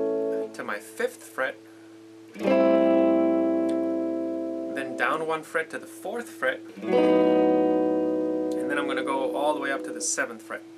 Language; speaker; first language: English; native; English